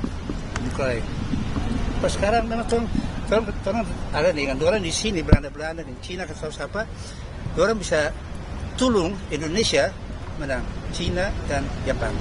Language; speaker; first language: Indonesian; early bilingual, heritage; Dutch